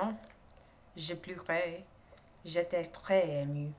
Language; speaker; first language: French; non-native, learner; English